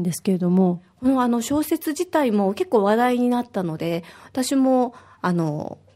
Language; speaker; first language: Japanese; native; Japanese